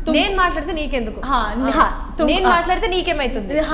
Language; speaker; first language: Telugu; native; Telugu